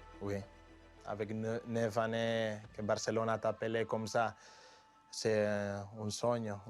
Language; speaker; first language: French; non-native, learner; Spanish